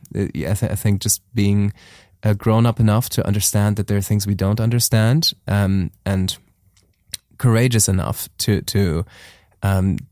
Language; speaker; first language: English; non-native, fluent; German